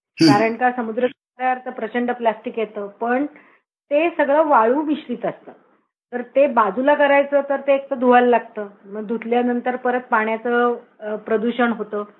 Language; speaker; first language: Marathi; native; Marathi